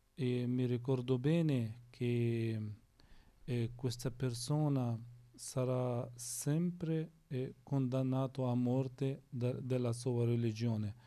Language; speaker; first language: Italian; non-native, fluent; Arabic